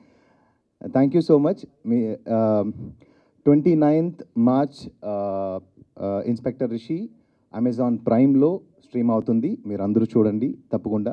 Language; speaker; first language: Telugu; non-native, learner; Tamil